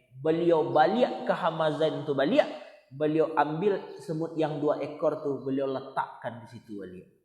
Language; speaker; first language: Malay; non-native, local second language; Minangkabau